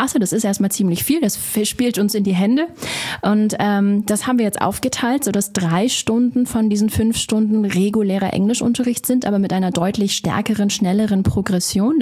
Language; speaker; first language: German; native; German